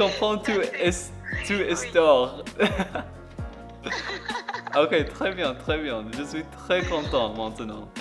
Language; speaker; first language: French; non-native, learner; English